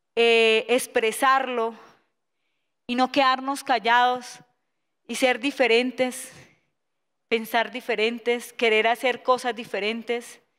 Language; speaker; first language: Spanish; native; Spanish